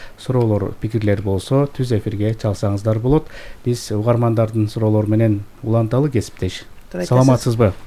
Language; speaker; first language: Kyrgyz; native; Kyrgyz